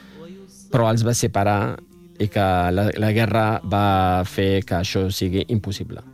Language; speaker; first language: Catalan; non-native, fluent; Riffian